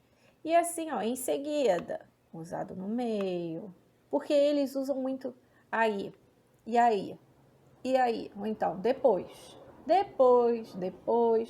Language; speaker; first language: Portuguese; native; Portuguese